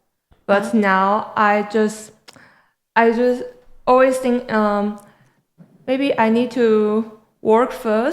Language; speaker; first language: English; non-native, learner; Chinese